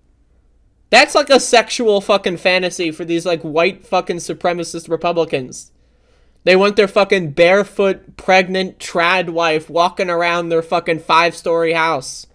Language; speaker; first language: English; native; English